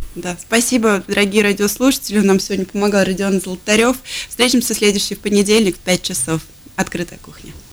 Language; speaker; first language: Russian; native; Russian